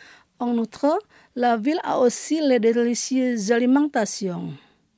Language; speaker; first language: French; non-native, fluent; Indonesian